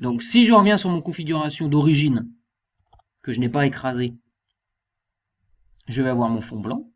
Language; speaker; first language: French; native; French